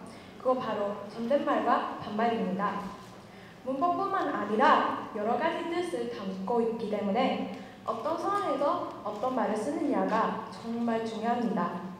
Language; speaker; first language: Korean; non-native, fluent; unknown